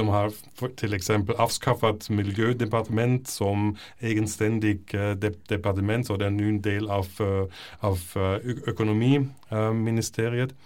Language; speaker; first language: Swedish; non-native, learner; German